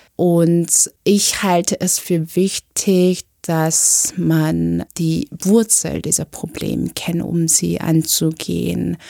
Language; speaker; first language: German; non-native, fluent; Korean